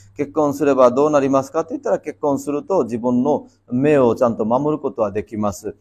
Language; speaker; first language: Japanese; non-native, fluent; Bangla